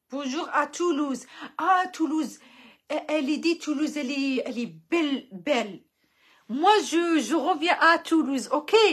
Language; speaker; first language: French; non-native, learner; Arabic